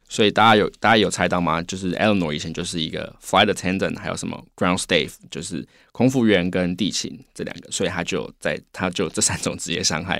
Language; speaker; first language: Chinese; native; Chinese